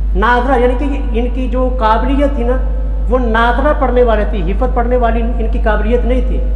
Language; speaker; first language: Urdu; non-native, local second language; Punjabi